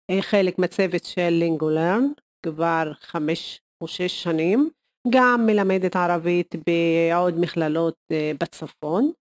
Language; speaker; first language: Hebrew; non-native, local second language; Arabic